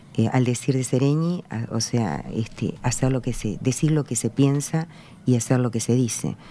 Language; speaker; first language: Spanish; native; Spanish